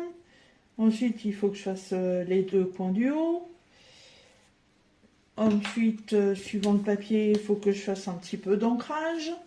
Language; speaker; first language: French; native; French